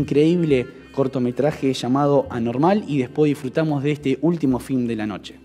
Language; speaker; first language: Spanish; native; Spanish